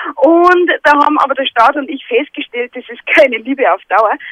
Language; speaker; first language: German; native; German